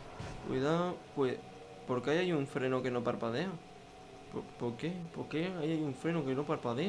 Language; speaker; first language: Spanish; native; Spanish